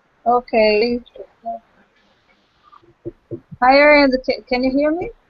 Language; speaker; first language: English; non-native, local second language; Portuguese